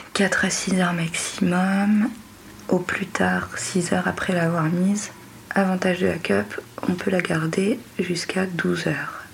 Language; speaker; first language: French; native; French